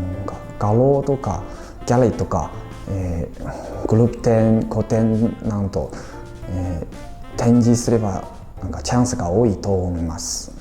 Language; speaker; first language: Japanese; non-native, fluent; Chinese